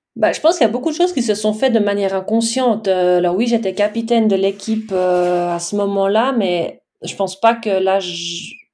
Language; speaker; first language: French; native; French